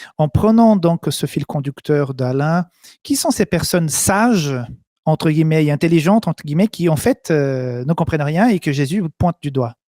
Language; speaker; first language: French; native; French